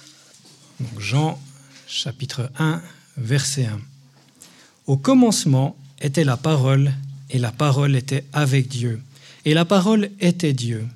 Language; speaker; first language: French; native; French